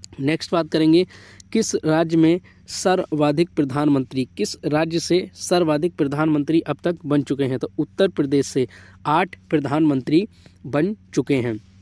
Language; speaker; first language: Hindi; native; Hindi